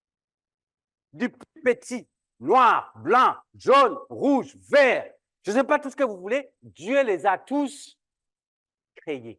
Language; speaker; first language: French; non-native, local second language; Kinyarwanda